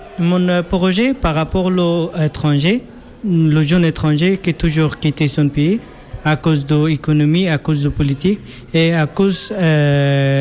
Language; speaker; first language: French; non-native, learner; Persian